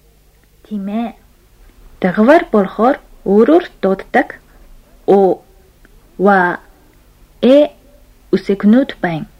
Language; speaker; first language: Mongolian; non-native, fluent; Japanese